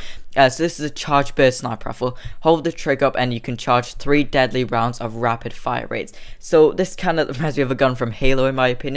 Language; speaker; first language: English; native; English